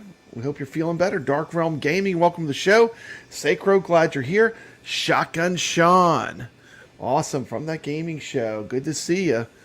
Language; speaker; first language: English; native; English